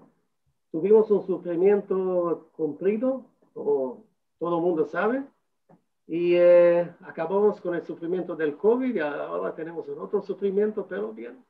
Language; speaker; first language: Spanish; non-native, fluent; Hebrew